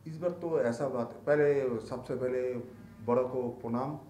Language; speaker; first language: Hindi; non-native, local second language; Bangla